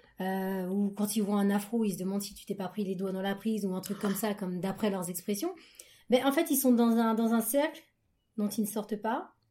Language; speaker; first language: French; native; French